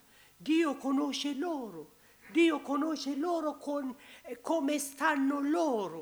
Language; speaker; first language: Italian; non-native, learner; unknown